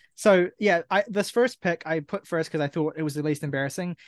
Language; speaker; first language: English; native; English